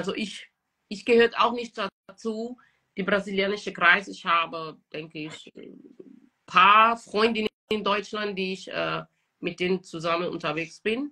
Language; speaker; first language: German; non-native, fluent; Portuguese